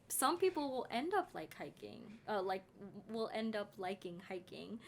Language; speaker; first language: English; native; English